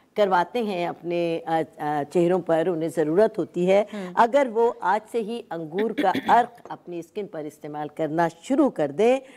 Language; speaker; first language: Urdu; non-native, local second language; Sindhi